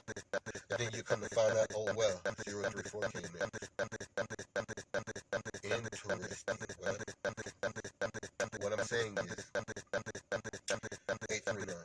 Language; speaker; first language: English; native; English